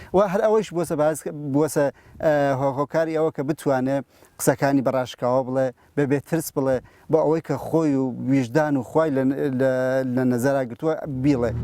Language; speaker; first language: Central Kurdish; non-native, local second language; Gurani